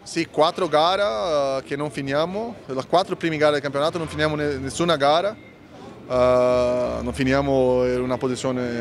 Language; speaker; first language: Italian; non-native, learner; Portuguese